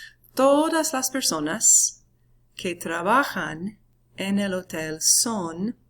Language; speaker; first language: Spanish; non-native, fluent; English